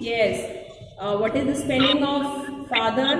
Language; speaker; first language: English; non-native, local second language; Hindi